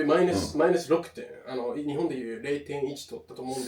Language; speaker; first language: Japanese; non-native, fluent; English